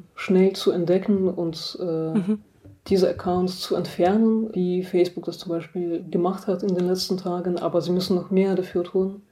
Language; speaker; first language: German; non-native, fluent; Russian